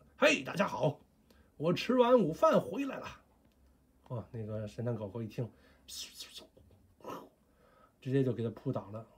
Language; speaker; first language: Chinese; native; Chinese